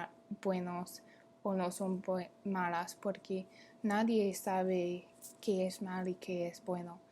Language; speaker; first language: Spanish; non-native, learner; English